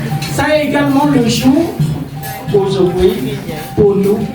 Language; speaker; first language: French; non-native, fluent; Khmer